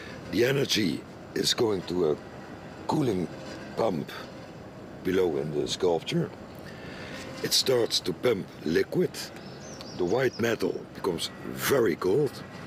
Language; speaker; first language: English; non-native, fluent; Dutch